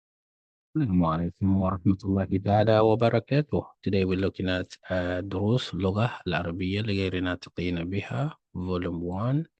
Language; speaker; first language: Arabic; non-native, fluent; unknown